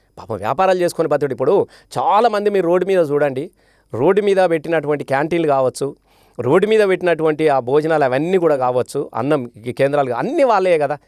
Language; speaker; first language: Telugu; native; Telugu